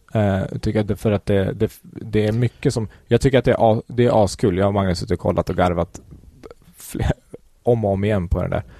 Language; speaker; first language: Swedish; early bilingual, other home language; Kurdish